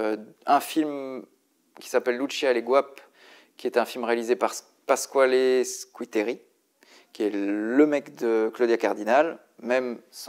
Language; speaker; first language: French; native; French